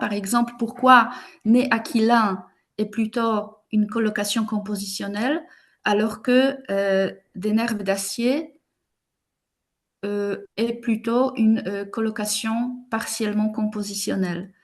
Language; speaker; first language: French; non-native, fluent; Polish